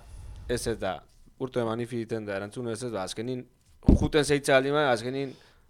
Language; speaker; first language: Basque; native; Basque